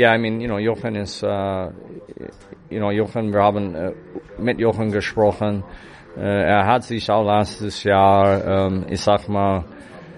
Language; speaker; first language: German; non-native, fluent; English